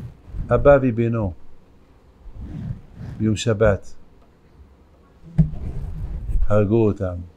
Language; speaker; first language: Hebrew; non-native, fluent; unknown